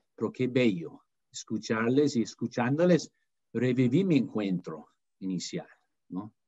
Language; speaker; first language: Spanish; non-native, fluent; English